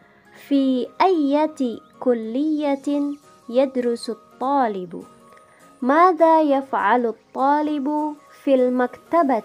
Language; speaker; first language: Arabic; non-native, learner; Indonesian